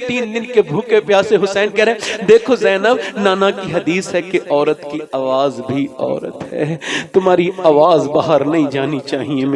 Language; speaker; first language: Urdu; native; Urdu